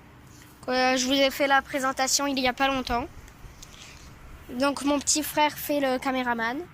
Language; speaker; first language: French; native; French